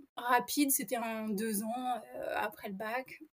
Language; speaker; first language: French; native; French